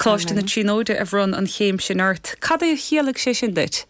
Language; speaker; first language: Irish; native; Irish